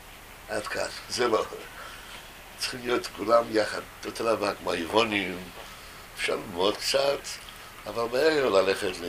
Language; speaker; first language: Hebrew; non-native, fluent; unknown